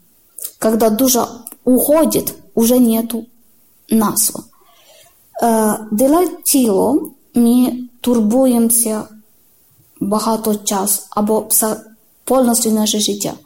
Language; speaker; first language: Ukrainian; non-native, learner; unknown